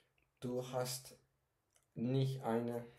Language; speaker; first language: German; non-native, learner; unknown